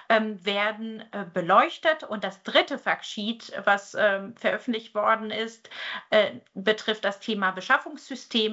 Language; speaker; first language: German; native; German